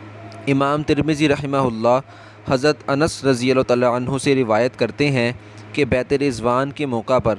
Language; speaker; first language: Urdu; native; Urdu